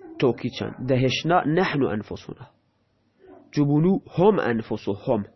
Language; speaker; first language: Persian; non-native, local second language; Baluchi